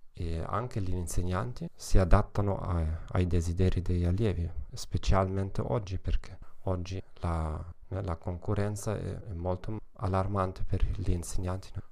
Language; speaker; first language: Italian; non-native, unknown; German